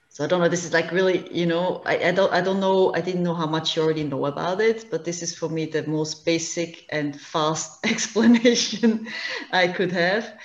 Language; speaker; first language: English; non-native, fluent; German